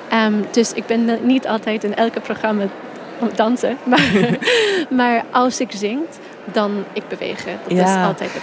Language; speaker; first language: Dutch; non-native, fluent; English